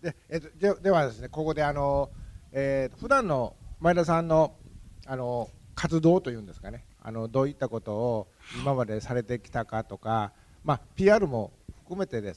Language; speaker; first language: Japanese; native; Japanese